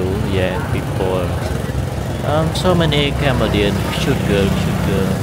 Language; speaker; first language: English; non-native, learner; Khmer